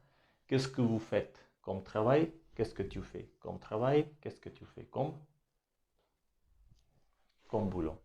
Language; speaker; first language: French; non-native, fluent; Hindi